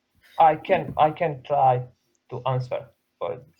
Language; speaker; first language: English; non-native, learner; Serbian